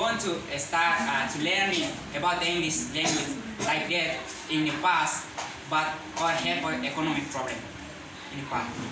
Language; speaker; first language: English; non-native, learner; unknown